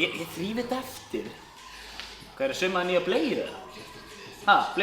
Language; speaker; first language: Icelandic; non-native, fluent; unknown